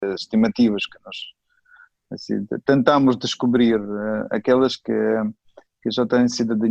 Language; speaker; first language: Portuguese; non-native, fluent; Ukrainian